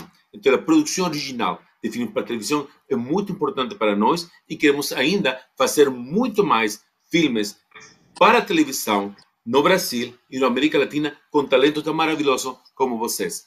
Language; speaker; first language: Portuguese; non-native, fluent; Spanish